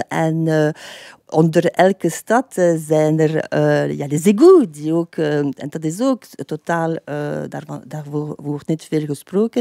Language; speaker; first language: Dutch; non-native, fluent; French